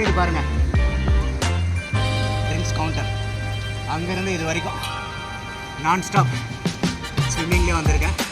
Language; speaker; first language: Tamil; native; Tamil